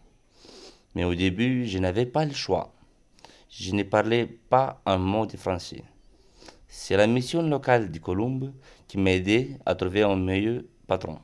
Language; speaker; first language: French; non-native, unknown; Romanian